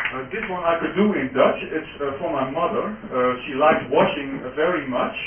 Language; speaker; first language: English; non-native, fluent; Dutch